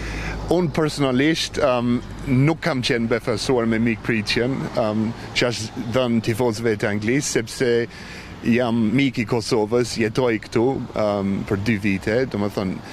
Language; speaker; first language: Albanian; non-native, fluent; English